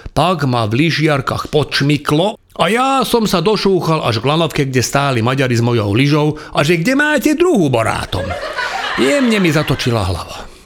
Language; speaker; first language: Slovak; non-native, local second language; Hungarian